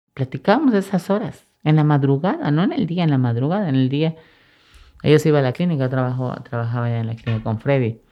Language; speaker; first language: Spanish; native; Spanish